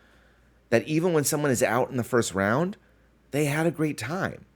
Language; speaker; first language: English; native; English